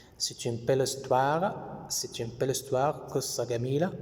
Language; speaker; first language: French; non-native, fluent; Arabic